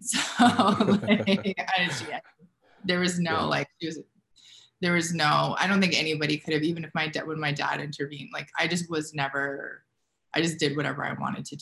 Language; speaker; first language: English; native; English